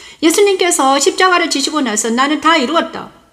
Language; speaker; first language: Korean; native; Korean